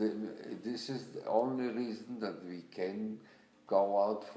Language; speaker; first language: English; non-native, learner; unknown